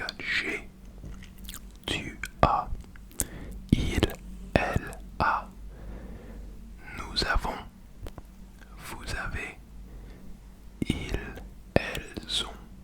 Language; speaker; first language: French; non-native, learner; English